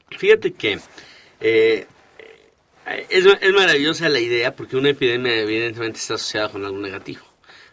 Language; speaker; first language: Spanish; native; Spanish